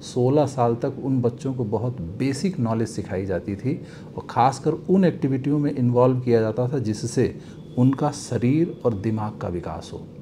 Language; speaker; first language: Hindi; native; Hindi